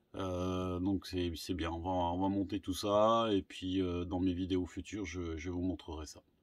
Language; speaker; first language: French; native; French